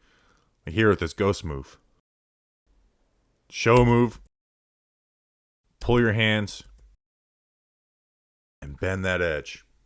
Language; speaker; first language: English; native; English